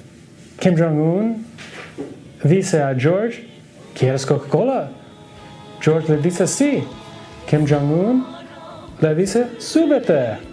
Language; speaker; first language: Spanish; non-native, learner; English